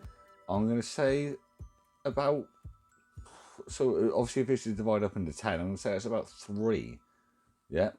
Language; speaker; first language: English; native; English